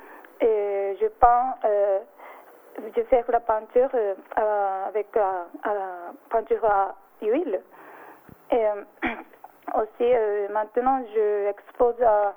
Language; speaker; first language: French; non-native, learner; Japanese